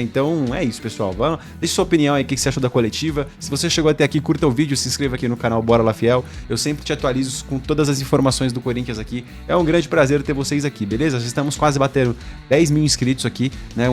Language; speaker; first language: Portuguese; native; Portuguese